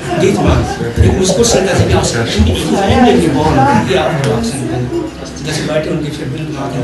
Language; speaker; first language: German; early bilingual, other home language; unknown